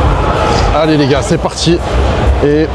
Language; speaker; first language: French; native; French